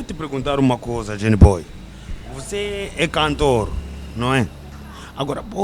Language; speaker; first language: Portuguese; non-native, learner; Kinyarwanda